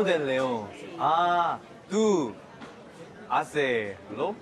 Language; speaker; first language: Spanish; non-native, learner; Korean